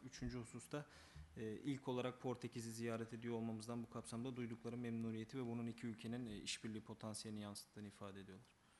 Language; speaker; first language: Turkish; native; Turkish